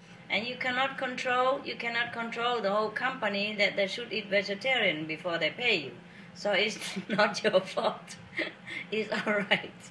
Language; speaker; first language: English; non-native, fluent; Vietnamese